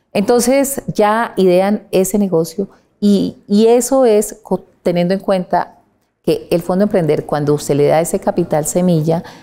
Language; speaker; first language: Spanish; native; Spanish